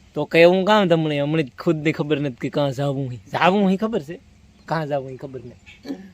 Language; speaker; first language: Gujarati; native; Gujarati